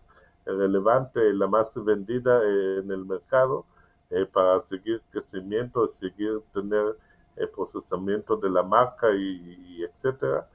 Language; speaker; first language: Spanish; non-native, learner; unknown